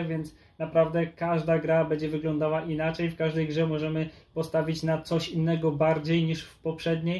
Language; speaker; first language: Polish; native; Polish